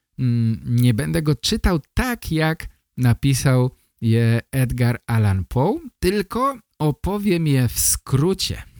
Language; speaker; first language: Polish; native; Polish